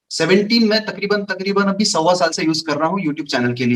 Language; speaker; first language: Hindi; native; Hindi